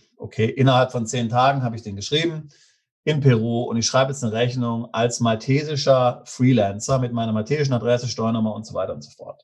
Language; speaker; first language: German; native; German